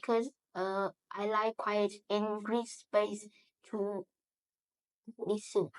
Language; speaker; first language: English; non-native, learner; Vietnamese